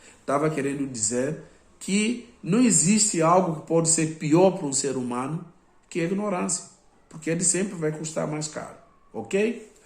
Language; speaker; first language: Portuguese; non-native, local second language; Upper Guinea Crioulo